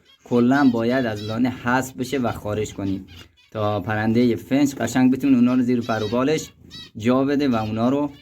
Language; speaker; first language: Persian; native; Persian